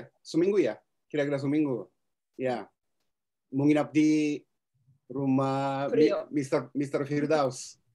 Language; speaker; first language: Indonesian; non-native, fluent; Japanese